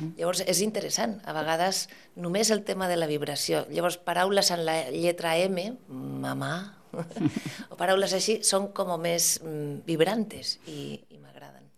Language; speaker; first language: Catalan; non-native, local second language; Spanish